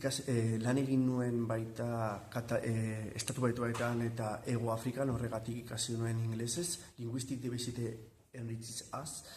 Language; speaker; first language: Basque; non-native, local second language; Spanish